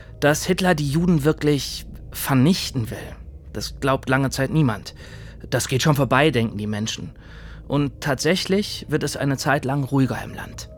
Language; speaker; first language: German; native; German